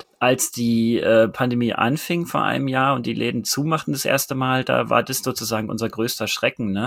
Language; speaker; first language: German; native; German